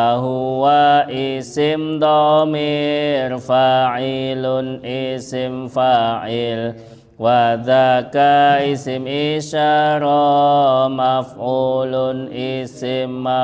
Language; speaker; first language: Arabic; non-native, fluent; Indonesian